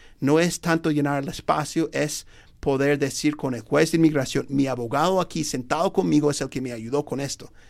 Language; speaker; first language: Spanish; non-native, fluent; English